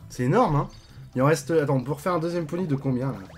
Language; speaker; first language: French; native; French